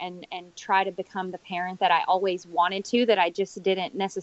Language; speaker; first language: English; native; English